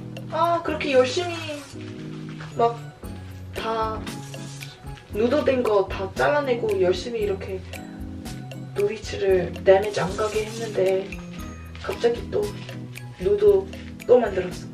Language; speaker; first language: Korean; early bilingual, heritage; Korean